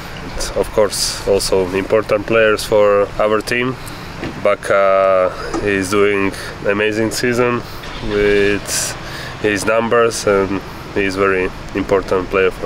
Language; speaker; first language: English; non-native, learner; Slovak